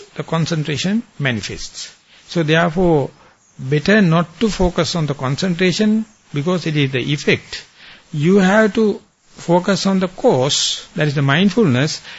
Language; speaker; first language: English; non-native, local second language; Sinhala